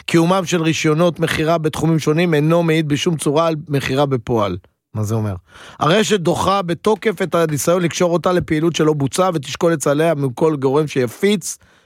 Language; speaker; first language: Hebrew; native; Hebrew